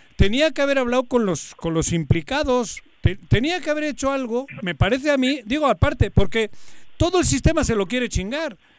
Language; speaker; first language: Spanish; native; Spanish